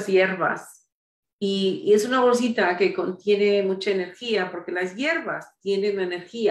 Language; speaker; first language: Spanish; early bilingual, heritage; Spanish